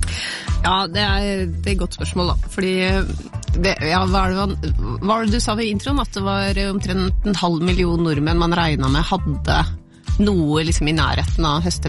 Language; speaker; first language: Norwegian; native; Norwegian